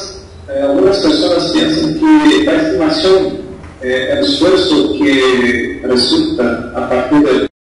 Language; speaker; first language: Spanish; non-native, fluent; Portuguese